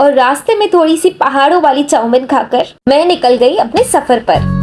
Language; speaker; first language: Hindi; native; Hindi